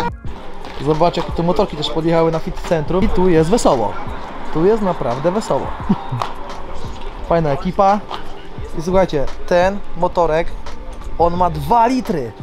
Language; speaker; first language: Polish; native; Polish